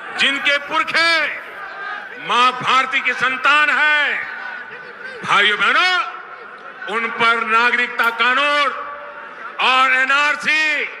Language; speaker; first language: Hindi; native; Hindi